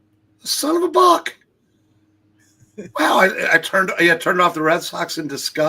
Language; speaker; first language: English; native; English